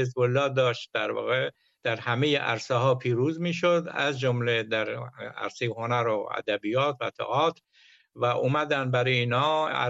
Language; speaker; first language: Persian; native; Persian